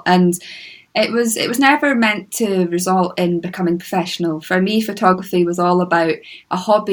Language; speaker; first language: English; native; English